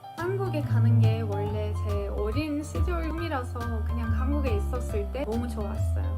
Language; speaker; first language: Korean; non-native, fluent; Turkish